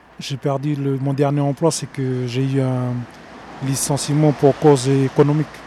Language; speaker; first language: French; native; French